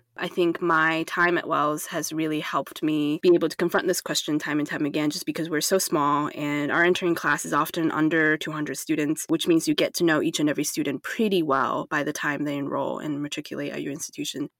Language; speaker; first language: English; non-native, fluent; Chinese